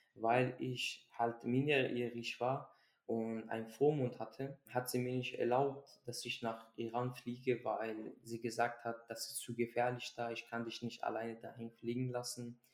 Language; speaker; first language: German; early bilingual, other home language; Persian